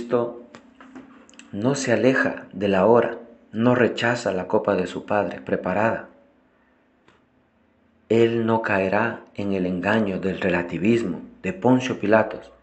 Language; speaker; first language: Spanish; non-native, fluent; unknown